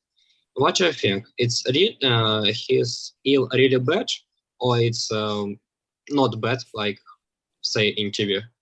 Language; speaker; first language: English; non-native, learner; Russian